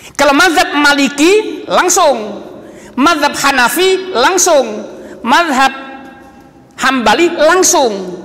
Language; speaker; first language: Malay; native; Malay